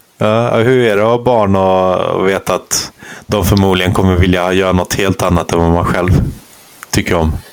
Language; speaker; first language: Swedish; native; Swedish